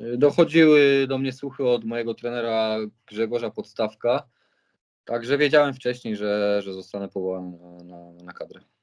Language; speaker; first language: Polish; native; Polish